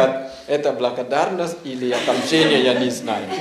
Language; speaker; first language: Russian; non-native, learner; Thai